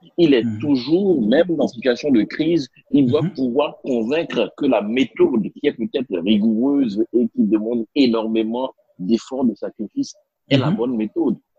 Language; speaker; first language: French; non-native, local second language; Spanish